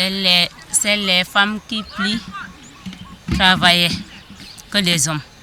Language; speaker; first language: French; non-native, learner; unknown